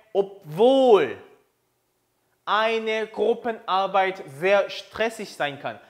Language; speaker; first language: German; non-native, fluent; Korean